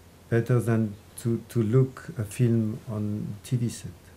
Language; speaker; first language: English; non-native, learner; French